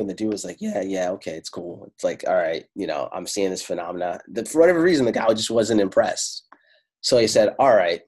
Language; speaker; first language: English; non-native, fluent; Italian